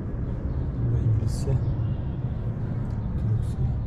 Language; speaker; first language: Turkish; non-native, learner; Bashkir